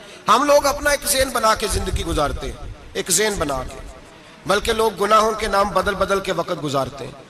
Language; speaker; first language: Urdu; non-native, local second language; Punjabi